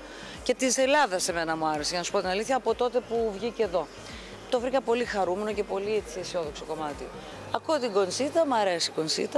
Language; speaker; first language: Greek; native; Greek